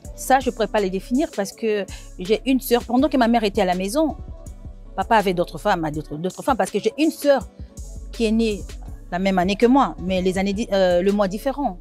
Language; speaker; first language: French; non-native, local second language; Lingala